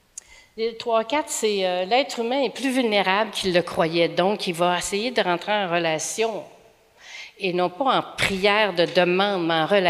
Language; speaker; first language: French; native; French